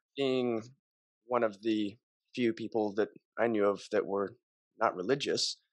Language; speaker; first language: English; native; English